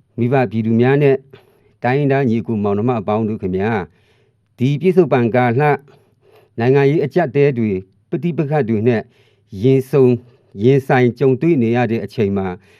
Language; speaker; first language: Burmese; non-native, local second language; Mon